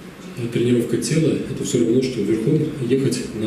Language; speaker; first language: Russian; native; Russian